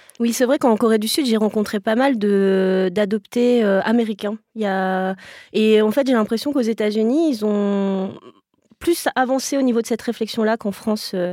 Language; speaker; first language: French; native; French